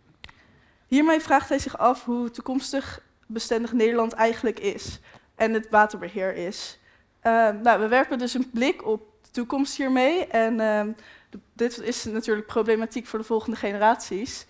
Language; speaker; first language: Dutch; native; Dutch